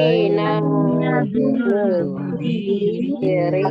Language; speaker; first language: Arabic; non-native, learner; Indonesian